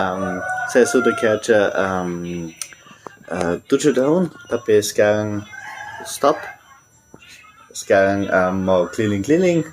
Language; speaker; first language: Indonesian; non-native, learner; German